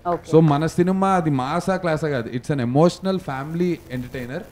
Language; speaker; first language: Telugu; native; Telugu